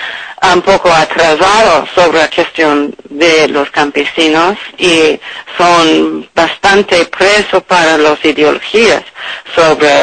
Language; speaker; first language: Spanish; non-native, learner; English